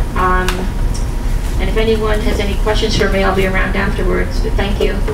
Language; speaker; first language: English; native; English